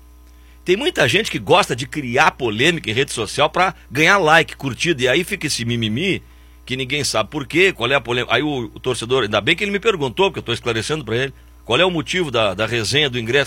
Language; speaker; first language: Portuguese; native; Portuguese